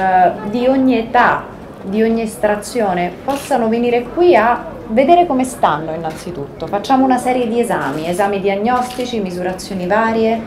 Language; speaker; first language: Italian; native; Italian